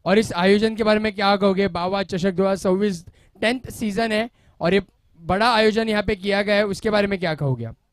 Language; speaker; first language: Hindi; non-native, local second language; Marathi